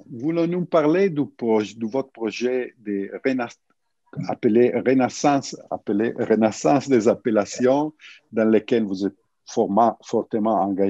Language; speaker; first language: French; non-native, learner; Italian